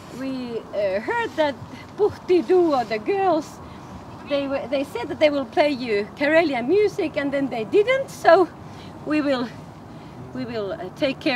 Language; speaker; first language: English; non-native, fluent; Finnish